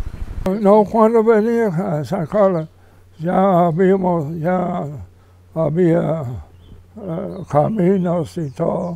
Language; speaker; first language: Spanish; non-native, fluent; English